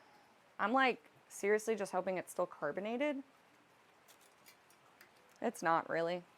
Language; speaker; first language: English; native; English